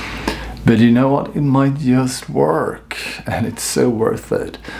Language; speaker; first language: English; non-native, fluent; Swedish